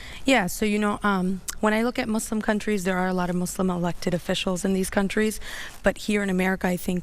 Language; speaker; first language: English; early bilingual, other home language; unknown